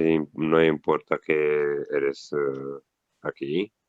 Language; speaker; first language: Spanish; non-native, learner; Italian